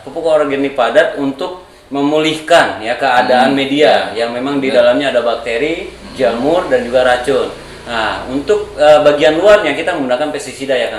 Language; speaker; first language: Indonesian; native; Indonesian